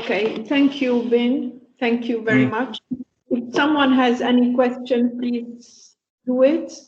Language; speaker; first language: English; non-native, fluent; Italian